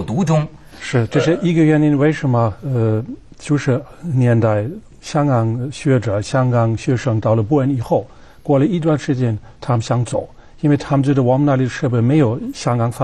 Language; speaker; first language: Chinese; non-native, fluent; German